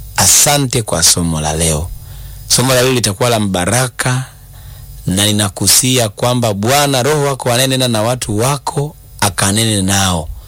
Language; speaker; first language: Swahili; native; Swahili